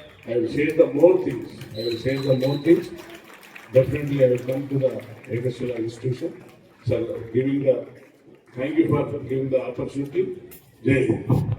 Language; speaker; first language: English; non-native, local second language; Telugu